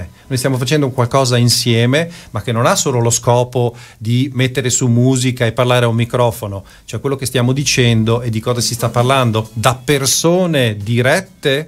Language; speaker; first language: Italian; native; Italian